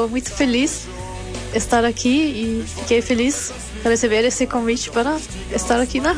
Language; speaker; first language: Portuguese; non-native, learner; German